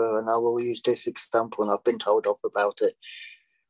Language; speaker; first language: English; native; English